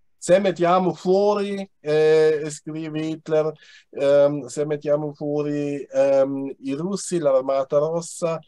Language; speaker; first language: Italian; non-native, fluent; German